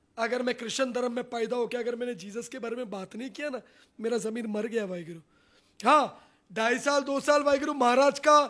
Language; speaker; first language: Hindi; non-native, local second language; Punjabi